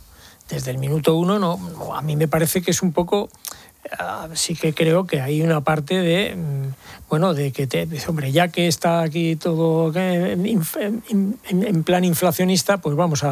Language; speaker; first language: Spanish; native; Spanish